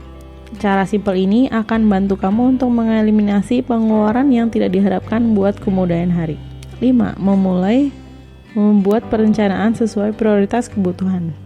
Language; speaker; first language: Indonesian; native; Indonesian